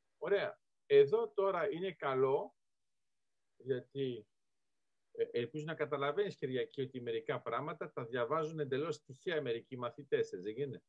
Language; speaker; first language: Greek; early bilingual, heritage; Greek